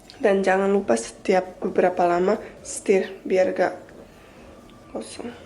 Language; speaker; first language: Indonesian; non-native, fluent; Bosnian